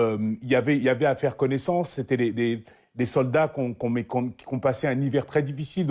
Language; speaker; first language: French; native; French